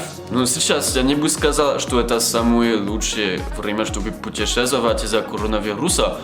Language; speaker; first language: Russian; non-native, learner; French